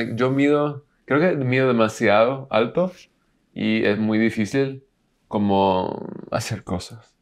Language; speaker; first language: Spanish; non-native, learner; English